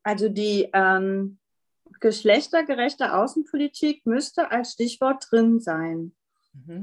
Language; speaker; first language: German; native; German